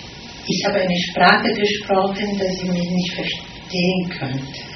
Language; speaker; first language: German; non-native, fluent; Italian